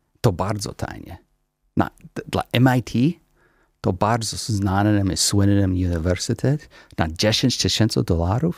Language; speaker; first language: Polish; non-native, learner; English